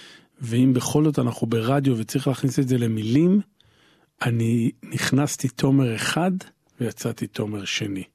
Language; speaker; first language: Hebrew; native; Hebrew